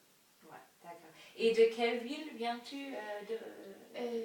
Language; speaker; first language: French; non-native, learner; German